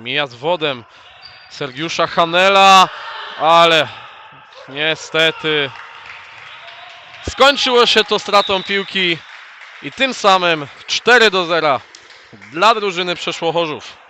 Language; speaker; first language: Polish; native; Polish